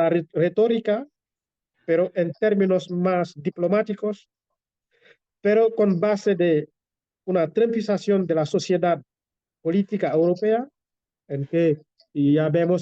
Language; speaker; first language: Spanish; non-native, fluent; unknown